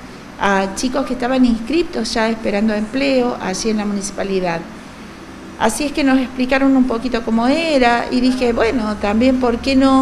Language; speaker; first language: Spanish; native; Spanish